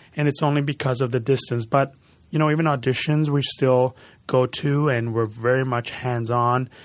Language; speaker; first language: English; early bilingual, other home language; Spanish